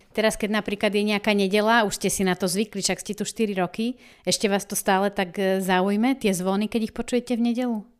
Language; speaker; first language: Slovak; native; Slovak